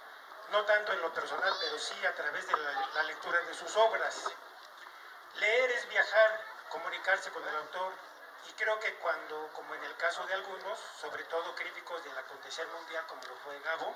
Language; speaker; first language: Spanish; native; Spanish